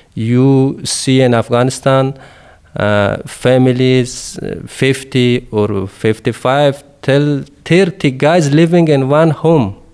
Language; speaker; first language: English; non-native, learner; Persian